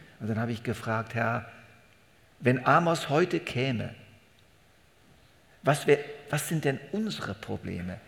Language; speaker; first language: German; native; German